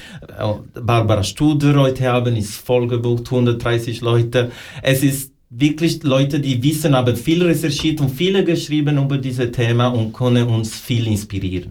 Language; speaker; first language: German; non-native, fluent; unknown